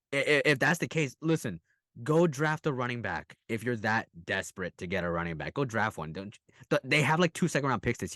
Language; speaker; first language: English; native; English